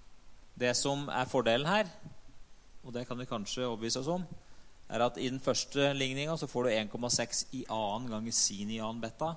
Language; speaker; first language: Norwegian; native; Norwegian